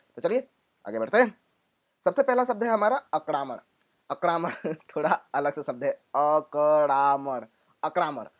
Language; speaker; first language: Hindi; non-native, local second language; Gujarati